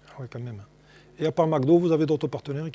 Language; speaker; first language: French; native; French